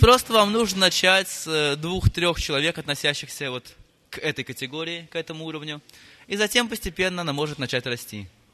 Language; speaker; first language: Russian; native; Russian